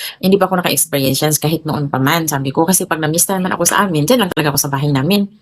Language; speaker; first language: Filipino; non-native, local second language; Cebuano